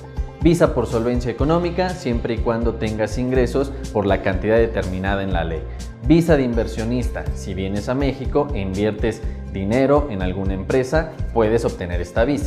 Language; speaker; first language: Spanish; native; Spanish